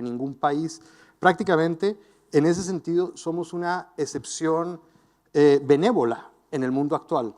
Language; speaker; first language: Spanish; native; Spanish